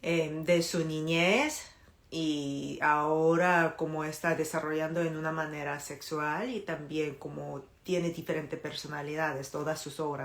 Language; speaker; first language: Spanish; non-native, fluent; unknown